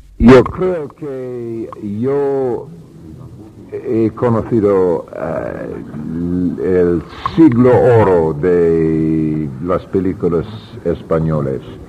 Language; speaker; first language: Spanish; non-native, learner; English